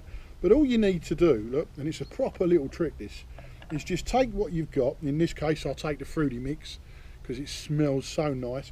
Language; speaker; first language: English; native; English